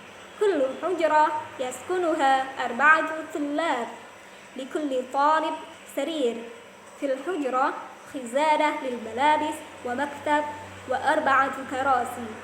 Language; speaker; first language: Arabic; non-native, fluent; Indonesian